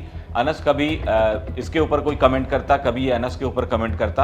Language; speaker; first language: Hindi; native; Hindi